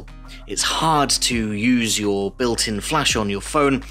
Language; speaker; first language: English; native; English